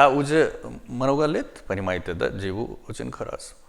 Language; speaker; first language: Russian; non-native, learner; Hindi